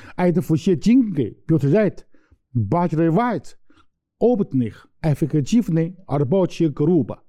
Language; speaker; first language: Russian; non-native, learner; Chinese